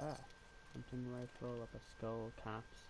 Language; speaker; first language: English; native; English